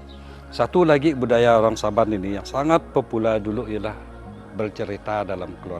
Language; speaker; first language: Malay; non-native, local second language; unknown